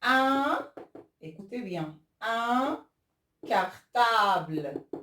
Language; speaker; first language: French; non-native, local second language; Arabic